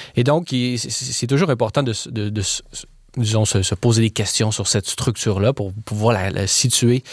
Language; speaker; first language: French; native; French